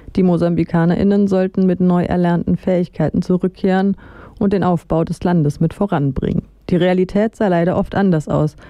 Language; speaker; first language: German; native; German